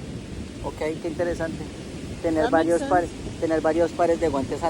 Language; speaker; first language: Spanish; native; Spanish